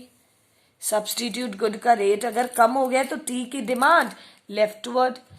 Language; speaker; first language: Hindi; native; Hindi